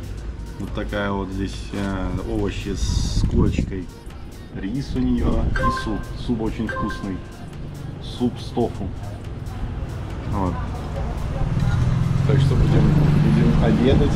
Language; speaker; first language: Russian; native; Russian